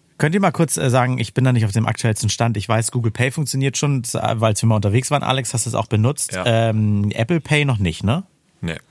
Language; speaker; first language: German; native; German